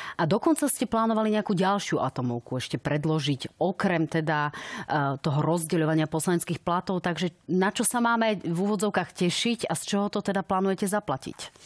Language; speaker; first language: Slovak; native; Slovak